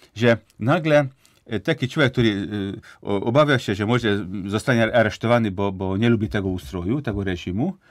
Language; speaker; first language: Polish; non-native, fluent; Hungarian